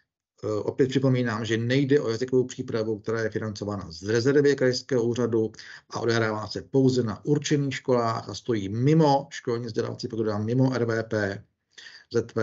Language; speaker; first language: Czech; native; Czech